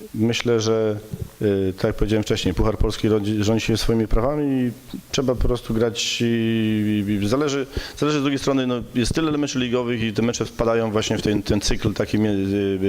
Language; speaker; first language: Polish; native; Polish